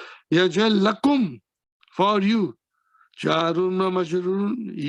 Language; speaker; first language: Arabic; non-native, fluent; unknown